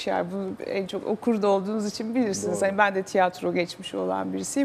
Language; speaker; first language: Turkish; native; Turkish